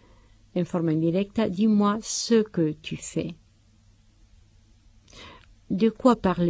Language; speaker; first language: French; non-native, fluent; Spanish